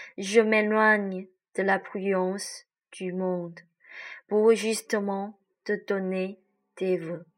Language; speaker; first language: French; non-native, learner; Chinese